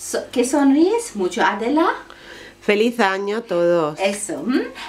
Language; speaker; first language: Spanish; non-native, fluent; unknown